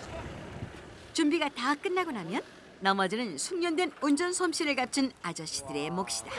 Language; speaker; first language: Korean; native; Korean